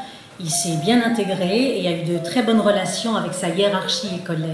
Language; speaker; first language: French; non-native, local second language; Arabic